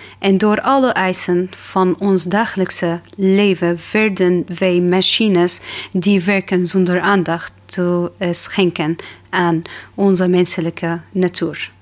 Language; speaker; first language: Dutch; non-native, fluent; Arabic